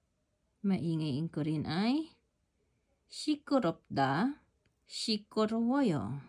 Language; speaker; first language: Korean; non-native, learner; Filipino